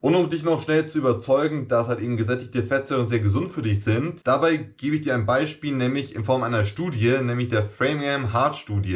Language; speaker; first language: German; native; German